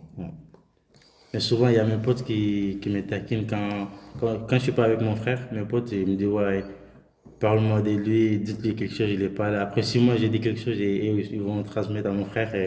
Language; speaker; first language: French; non-native, local second language; Soninke